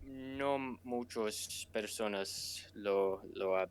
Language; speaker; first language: Spanish; non-native, learner; English